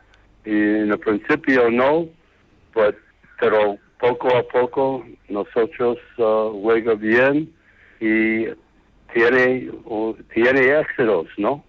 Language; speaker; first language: Spanish; non-native, learner; English